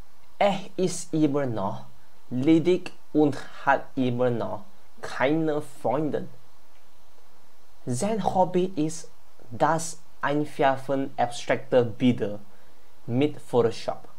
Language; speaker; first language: German; non-native, learner; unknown